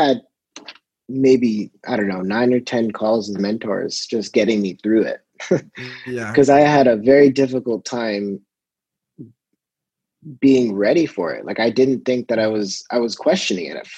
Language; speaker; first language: English; native; English